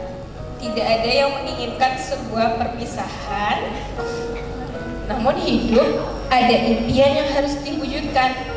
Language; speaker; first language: Indonesian; native; Indonesian